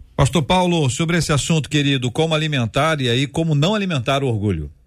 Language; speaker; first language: Portuguese; native; Portuguese